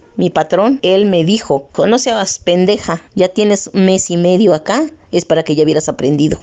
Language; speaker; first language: Spanish; early bilingual, other home language; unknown